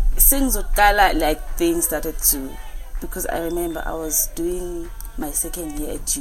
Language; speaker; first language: English; non-native, local second language; Zulu